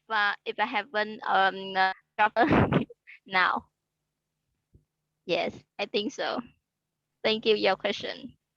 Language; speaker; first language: English; non-native, learner; Khmer